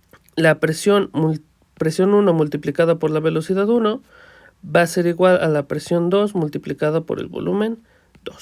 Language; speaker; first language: Spanish; native; Spanish